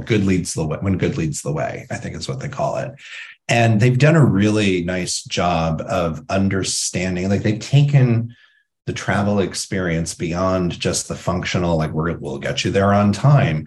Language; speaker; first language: English; native; English